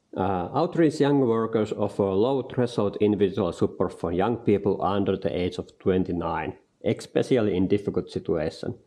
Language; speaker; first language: English; non-native, learner; Finnish